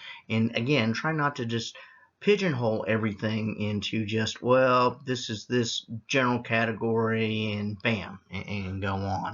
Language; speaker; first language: English; native; English